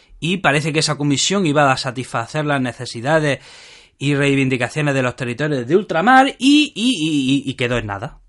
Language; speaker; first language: Spanish; native; Spanish